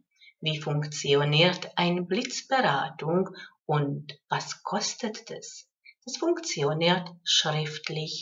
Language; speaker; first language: German; non-native, fluent; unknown